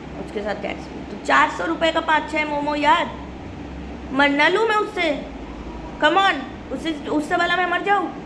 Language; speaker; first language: Hindi; non-native, local second language; Bangla